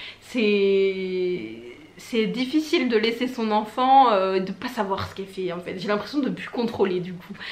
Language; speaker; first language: French; native; French